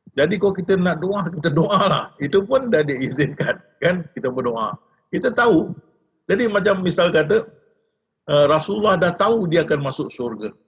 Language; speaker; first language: Malay; native; Malay